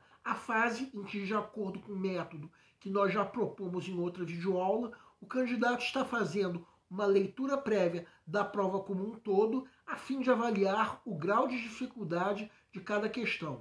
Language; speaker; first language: Portuguese; native; Portuguese